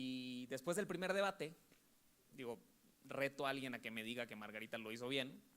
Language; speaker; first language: Spanish; native; Spanish